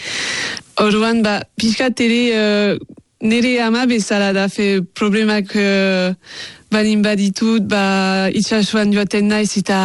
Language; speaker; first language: Basque; non-native, local second language; French